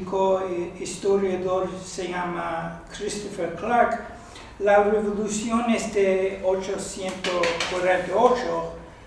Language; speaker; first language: Spanish; non-native, fluent; English